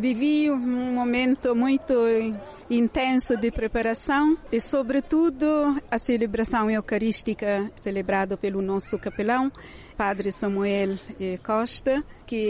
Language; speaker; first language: Portuguese; non-native, local second language; Kabuverdianu